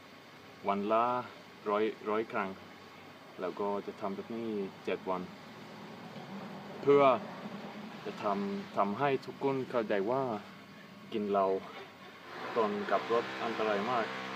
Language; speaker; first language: Thai; non-native, learner; English